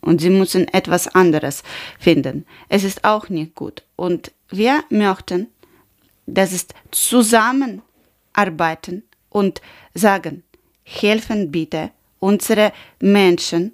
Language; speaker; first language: German; non-native, learner; Ukrainian